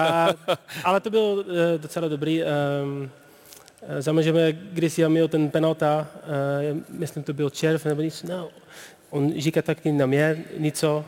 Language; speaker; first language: Czech; non-native, learner; Dutch